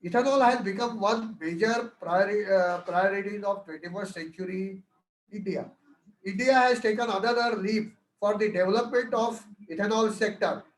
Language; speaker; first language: English; non-native, local second language; Marathi